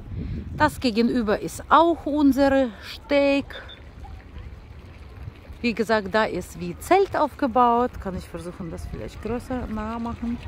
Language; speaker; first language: German; non-native, learner; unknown